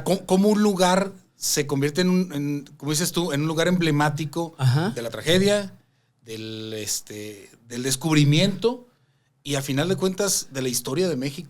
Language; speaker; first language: Spanish; native; Spanish